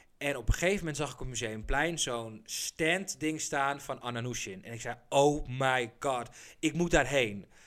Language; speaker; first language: Dutch; early bilingual, other home language; Persian